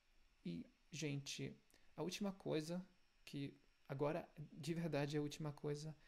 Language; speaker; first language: Portuguese; non-native, fluent; German